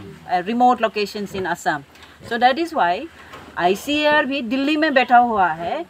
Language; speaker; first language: Hindi; non-native, local second language; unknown